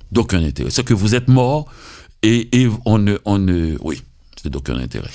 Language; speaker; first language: French; non-native, local second language; Haitian Creole